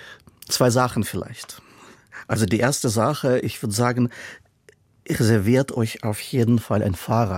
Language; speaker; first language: German; non-native, fluent; Russian